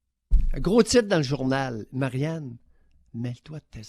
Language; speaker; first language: French; native; French